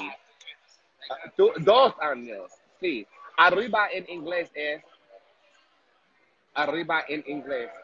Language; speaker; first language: Spanish; non-native, learner; English